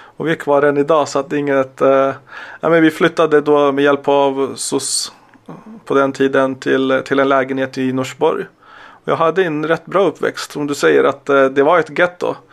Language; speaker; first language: Swedish; early bilingual, other home language; Serbian